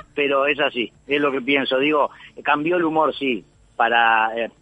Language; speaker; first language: Spanish; native; Spanish